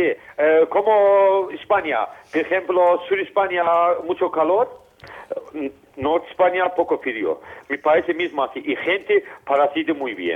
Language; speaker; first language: Spanish; non-native, learner; Azerbaijani